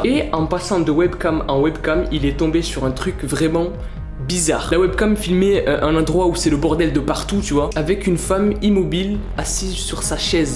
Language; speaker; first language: French; native; French